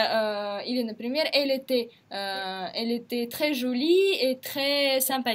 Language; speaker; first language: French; non-native, fluent; Russian